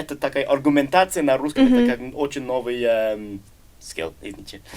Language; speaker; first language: Russian; non-native, learner; English